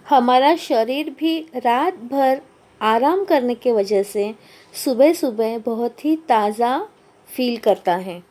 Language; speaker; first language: Hindi; non-native, local second language; Marathi